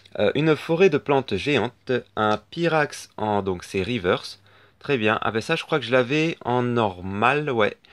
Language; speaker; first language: French; native; French